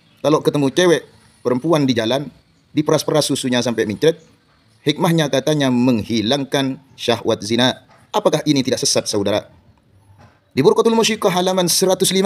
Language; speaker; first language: Indonesian; non-native, local second language; Madurese